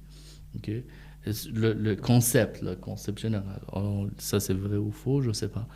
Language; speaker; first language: French; non-native, fluent; Persian